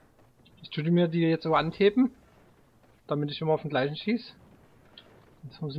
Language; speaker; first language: German; native; German